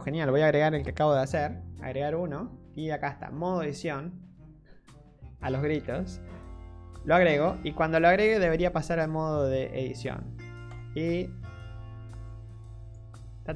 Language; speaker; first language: Spanish; native; Spanish